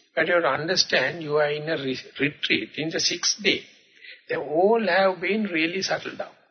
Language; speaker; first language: English; non-native, local second language; Sinhala